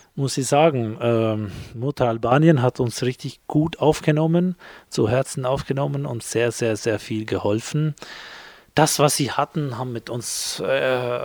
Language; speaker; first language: German; non-native, fluent; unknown